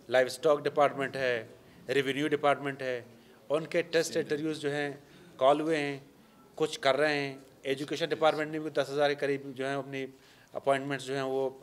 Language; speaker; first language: Urdu; non-native, local second language; Baluchi